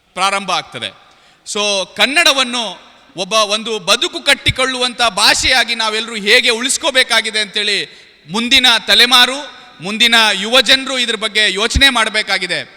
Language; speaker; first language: Kannada; non-native, local second language; Urdu